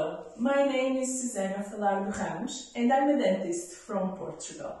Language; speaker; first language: English; non-native, fluent; Portuguese